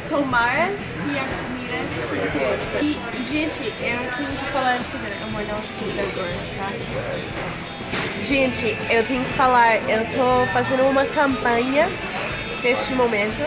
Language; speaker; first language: Portuguese; non-native, fluent; English